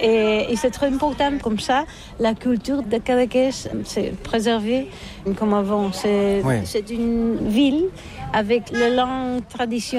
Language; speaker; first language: French; non-native, learner; Catalan